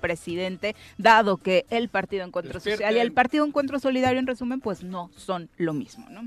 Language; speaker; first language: Spanish; native; Spanish